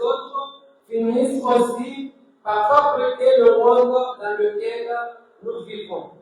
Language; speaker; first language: French; non-native, local second language; Comorian